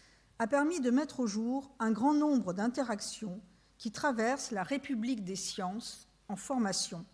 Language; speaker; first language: French; native; French